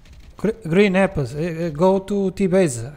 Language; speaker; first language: English; non-native, learner; Portuguese